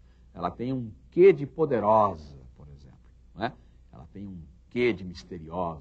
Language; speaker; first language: Portuguese; native; Portuguese